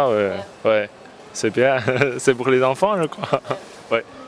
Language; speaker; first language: French; non-native, learner; Chinese